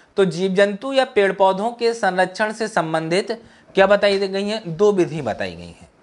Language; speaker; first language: Hindi; native; Hindi